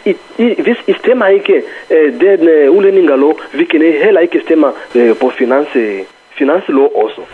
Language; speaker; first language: Danish; non-native, fluent; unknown